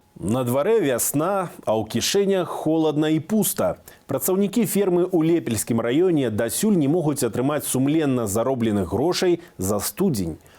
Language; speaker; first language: Belarusian; native; Belarusian